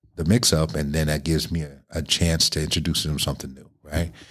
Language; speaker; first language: English; native; English